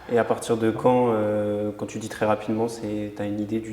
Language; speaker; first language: French; native; French